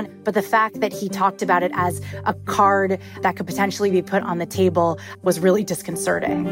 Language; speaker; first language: English; native; English